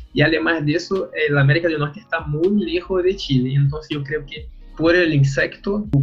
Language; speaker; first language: Spanish; non-native, learner; Portuguese